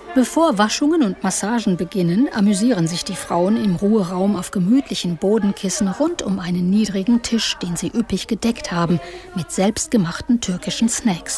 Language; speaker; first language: German; native; German